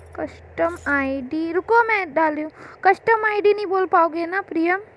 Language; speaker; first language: Hindi; non-native, local second language; Bangla